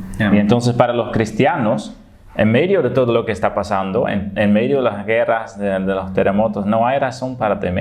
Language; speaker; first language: Spanish; non-native, fluent; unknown